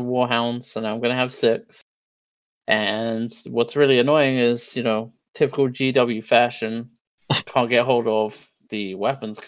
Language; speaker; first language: English; native; English